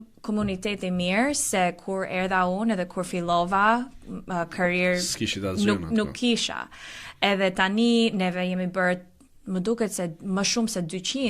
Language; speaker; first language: Albanian; early bilingual, heritage; Albanian